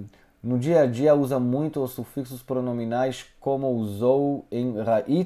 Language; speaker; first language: Portuguese; non-native, fluent; Hebrew